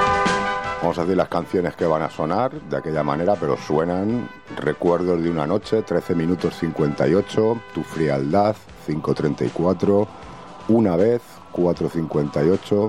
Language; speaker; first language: Spanish; native; Spanish